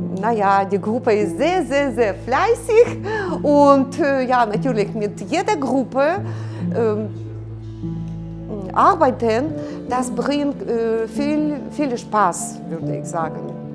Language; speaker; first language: German; non-native, learner; Ukrainian